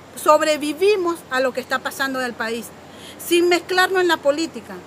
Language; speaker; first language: Spanish; non-native, local second language; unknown